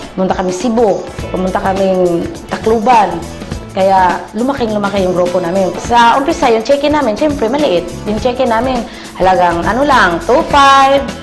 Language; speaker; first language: Filipino; non-native, local second language; Cebuano